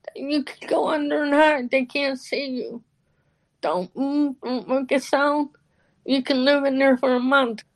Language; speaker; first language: English; native; English